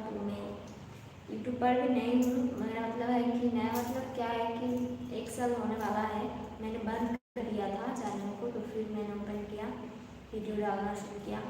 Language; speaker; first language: Hindi; non-native, local second language; Bangla